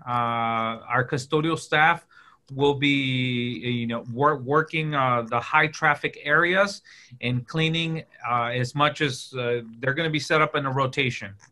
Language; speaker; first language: English; early bilingual, other home language; Spanish